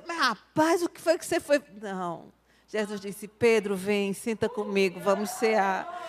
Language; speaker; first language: Portuguese; native; Portuguese